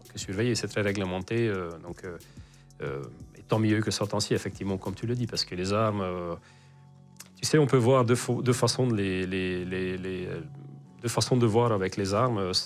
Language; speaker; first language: French; non-native, fluent; Hungarian